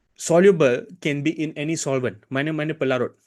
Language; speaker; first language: English; non-native, local second language; Malay